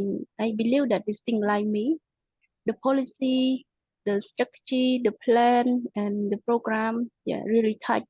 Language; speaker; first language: English; non-native, local second language; Khmer